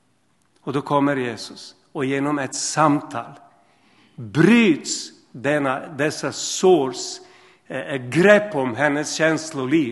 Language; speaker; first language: Swedish; non-native, fluent; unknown